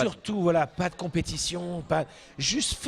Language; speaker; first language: French; native; French